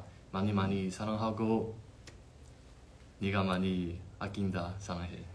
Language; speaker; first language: Korean; non-native, fluent; Chinese